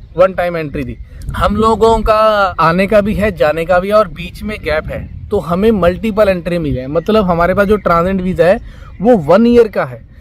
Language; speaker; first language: Hindi; non-native, local second language; Punjabi